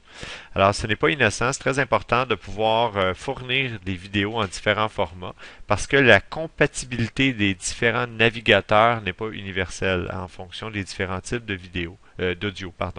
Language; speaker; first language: French; native; French